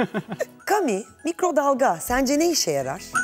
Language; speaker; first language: Turkish; native; Turkish